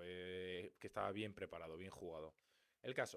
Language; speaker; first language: Spanish; native; Spanish